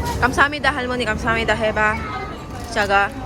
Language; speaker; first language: Korean; non-native, learner; Filipino